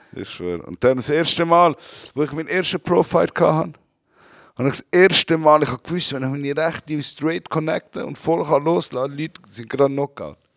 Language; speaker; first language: German; native; German